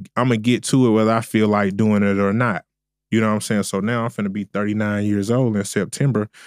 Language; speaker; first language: English; native; English